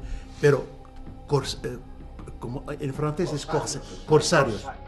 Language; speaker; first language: Spanish; non-native, fluent; Arabic